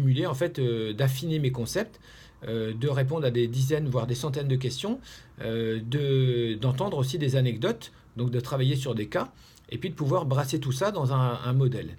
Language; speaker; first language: French; native; French